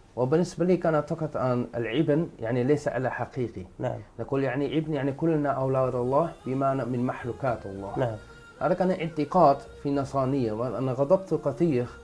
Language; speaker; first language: Arabic; non-native, fluent; Dutch